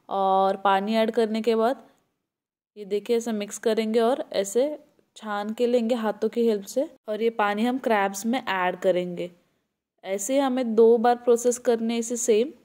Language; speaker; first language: Hindi; native; Hindi